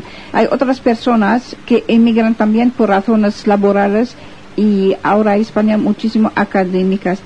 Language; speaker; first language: Spanish; non-native, fluent; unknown